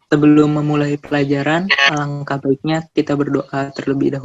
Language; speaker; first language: Indonesian; native; Indonesian